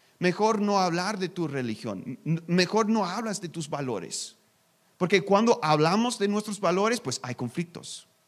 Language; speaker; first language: Spanish; non-native, learner; English